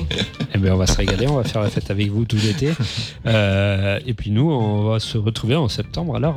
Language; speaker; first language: French; native; French